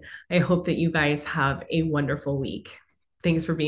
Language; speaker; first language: English; native; English